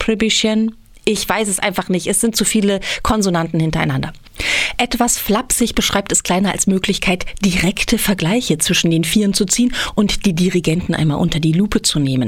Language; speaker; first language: German; native; German